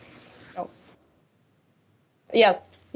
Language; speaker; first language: English; non-native, fluent; Russian